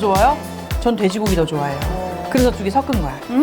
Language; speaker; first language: Korean; native; Korean